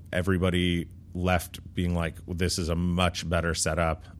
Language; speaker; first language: English; native; English